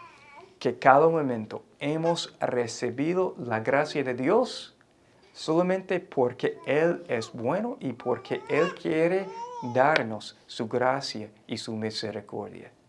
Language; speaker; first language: Spanish; non-native, fluent; English